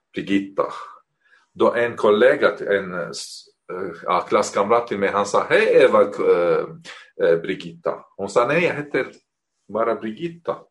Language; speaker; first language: Swedish; non-native, fluent; Arabic